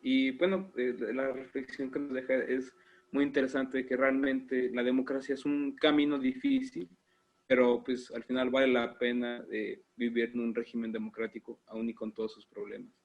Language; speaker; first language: Spanish; native; Spanish